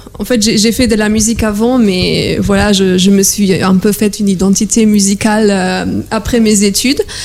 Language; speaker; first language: French; non-native, fluent; Polish